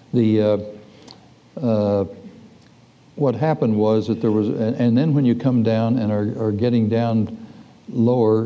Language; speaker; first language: English; native; English